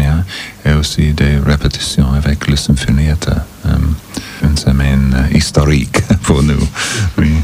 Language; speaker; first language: French; non-native, learner; English